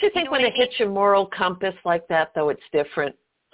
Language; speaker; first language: English; native; English